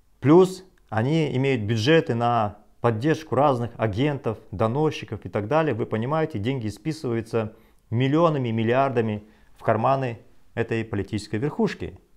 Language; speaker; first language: Russian; non-native, local second language; Kazakh